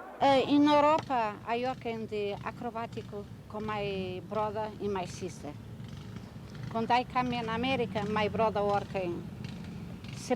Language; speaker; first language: English; non-native, learner; Portuguese